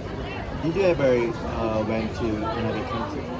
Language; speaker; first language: English; non-native, learner; Korean